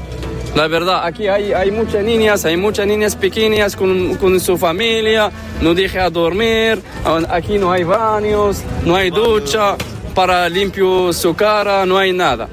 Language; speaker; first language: Spanish; non-native, learner; Arabic